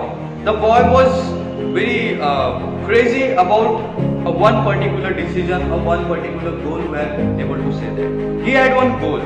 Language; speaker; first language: English; non-native, local second language; Marathi